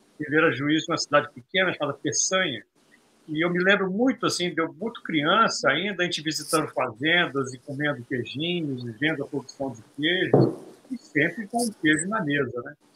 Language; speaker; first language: Portuguese; native; Portuguese